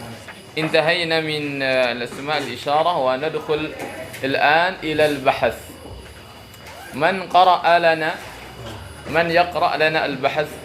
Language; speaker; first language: Arabic; non-native, fluent; Indonesian